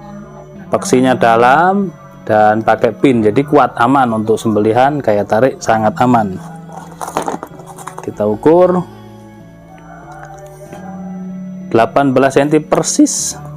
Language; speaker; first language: Indonesian; native; Indonesian